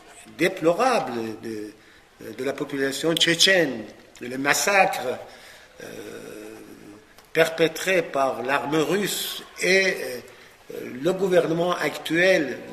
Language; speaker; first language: French; non-native, fluent; Persian